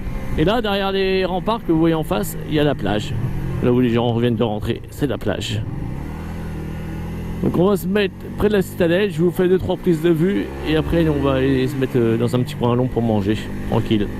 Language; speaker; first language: French; native; French